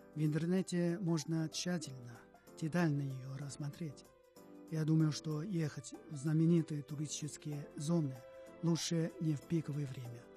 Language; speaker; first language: Russian; non-native, fluent; Chinese